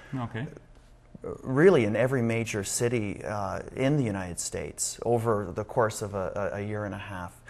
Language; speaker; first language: English; native; English